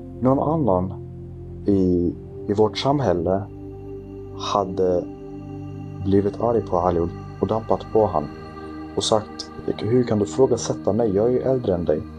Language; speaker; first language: Swedish; early bilingual, other home language; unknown